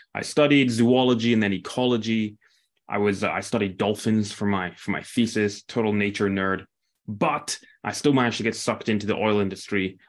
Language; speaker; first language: English; native; English